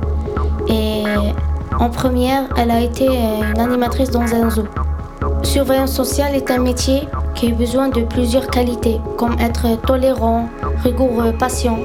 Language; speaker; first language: French; non-native, fluent; Arabic